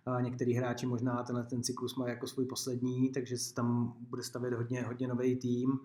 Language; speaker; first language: Czech; native; Czech